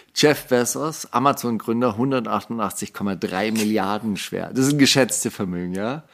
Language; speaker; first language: German; native; German